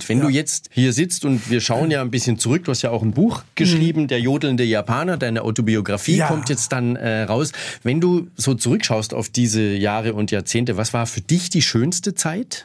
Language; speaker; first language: German; native; German